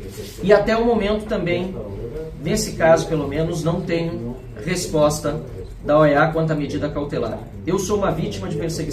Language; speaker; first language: Portuguese; native; Portuguese